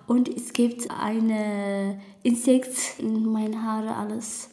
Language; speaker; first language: German; non-native, learner; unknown